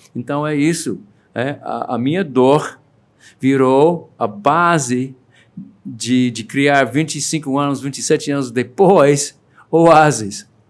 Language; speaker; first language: Portuguese; non-native, fluent; English